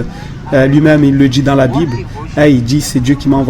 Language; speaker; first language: French; native; French